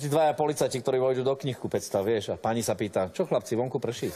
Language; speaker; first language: Slovak; native; Slovak